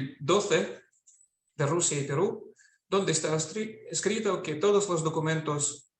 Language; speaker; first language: Spanish; non-native, fluent; Russian